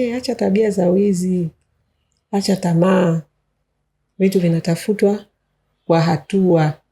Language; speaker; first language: Swahili; native; Swahili